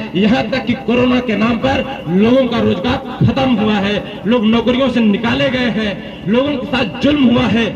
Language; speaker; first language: Hindi; native; Hindi